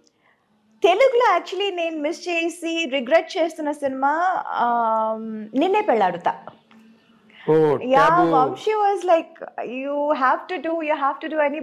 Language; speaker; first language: Telugu; non-native, local second language; Tamil